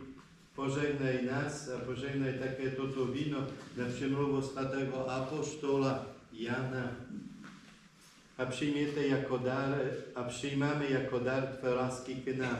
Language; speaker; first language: Czech; non-native, fluent; Polish